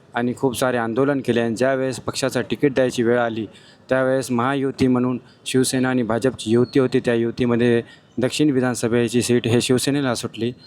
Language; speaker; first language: Marathi; non-native, local second language; Hindi